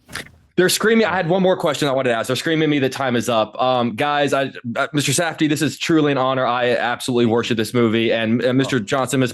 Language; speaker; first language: English; native; English